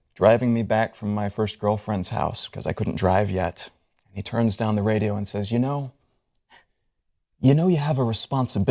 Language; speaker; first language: English; native; English